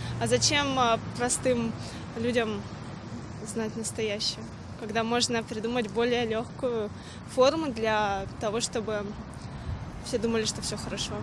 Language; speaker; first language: Russian; native; Russian